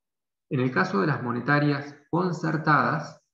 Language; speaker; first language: Spanish; native; Spanish